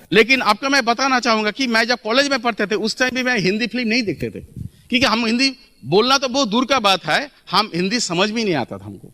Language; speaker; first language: Hindi; non-native, local second language; Bangla